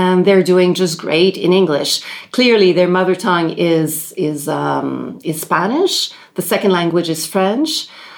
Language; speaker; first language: English; non-native, local second language; French